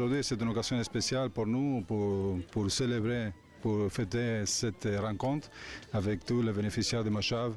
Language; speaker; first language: French; non-native, learner; Hebrew